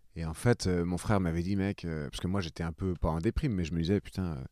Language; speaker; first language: French; non-native, fluent; English